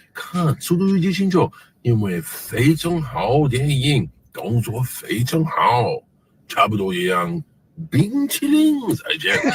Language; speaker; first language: Chinese; non-native, learner; English